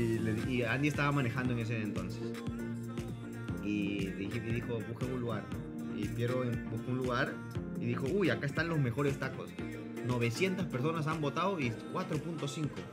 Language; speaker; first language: Spanish; native; Spanish